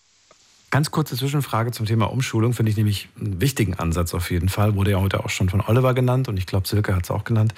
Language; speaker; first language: German; native; German